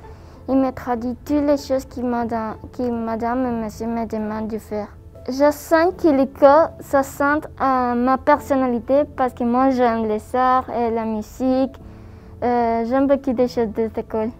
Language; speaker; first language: French; non-native, learner; Spanish